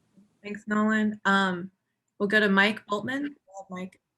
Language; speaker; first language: English; native; English